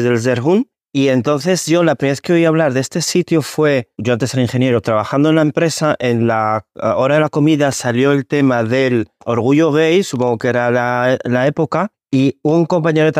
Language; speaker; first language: Spanish; native; Spanish